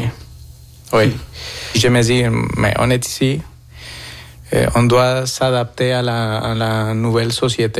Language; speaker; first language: French; non-native, fluent; Spanish